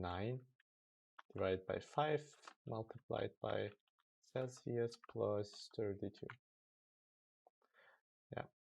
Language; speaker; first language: English; non-native, fluent; Turkish